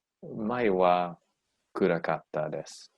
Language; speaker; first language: Japanese; non-native, learner; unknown